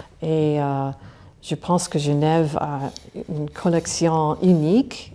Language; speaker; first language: French; non-native, fluent; English